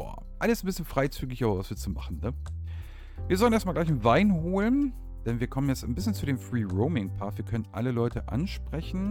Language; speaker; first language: German; native; German